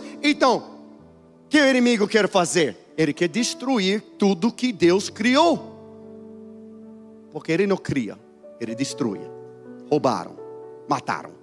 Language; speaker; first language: Portuguese; non-native, learner; English